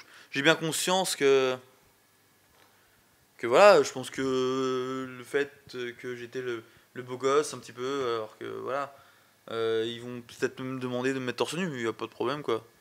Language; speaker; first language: French; native; French